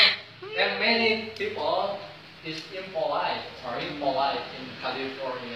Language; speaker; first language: English; non-native, learner; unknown